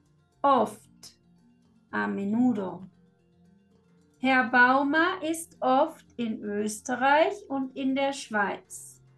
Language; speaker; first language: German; non-native, fluent; Spanish